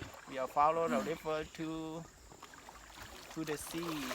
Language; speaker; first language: English; non-native, learner; Thai